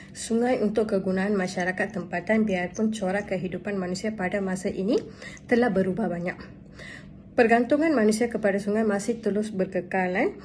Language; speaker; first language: Malay; non-native, local second language; Tamil